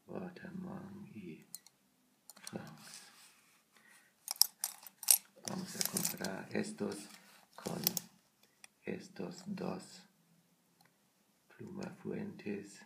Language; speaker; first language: Spanish; non-native, learner; German